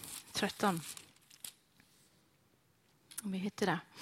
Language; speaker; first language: Swedish; non-native, fluent; English